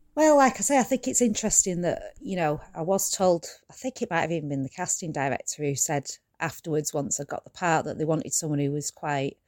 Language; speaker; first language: English; native; English